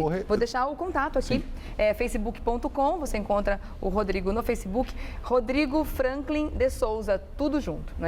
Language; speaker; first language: Portuguese; native; Portuguese